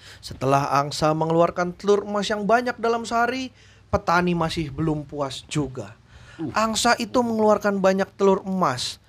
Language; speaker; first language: Indonesian; native; Indonesian